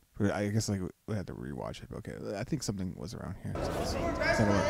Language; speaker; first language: English; native; English